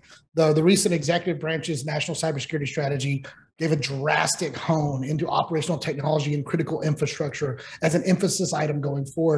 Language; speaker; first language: English; native; English